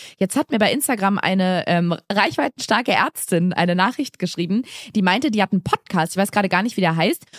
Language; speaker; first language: German; native; German